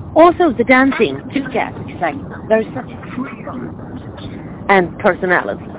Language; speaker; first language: English; non-native, fluent; Swedish